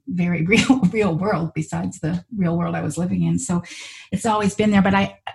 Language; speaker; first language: English; native; English